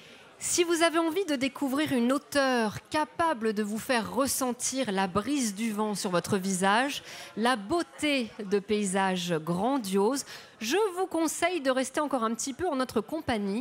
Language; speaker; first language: French; native; French